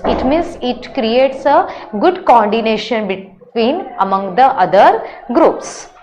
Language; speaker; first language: English; non-native, local second language; Hindi